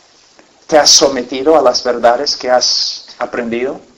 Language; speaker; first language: Spanish; non-native, fluent; English